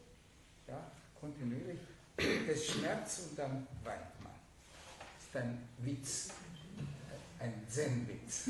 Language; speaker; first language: German; non-native, fluent; Hungarian